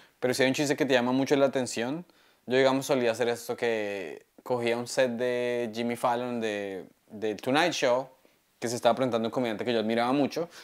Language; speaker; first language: Spanish; native; Spanish